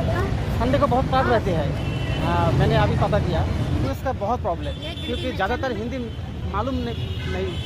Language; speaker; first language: Hindi; non-native, local second language; Bangla